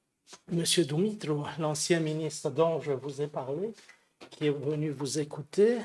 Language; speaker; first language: French; non-native, fluent; Romanian